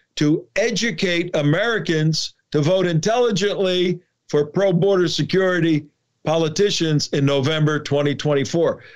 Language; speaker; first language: English; native; English